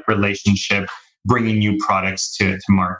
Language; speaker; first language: English; native; English